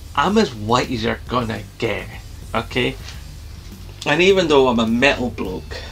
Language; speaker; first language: English; native; English